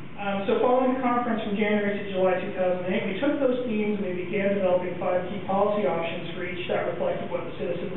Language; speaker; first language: English; native; English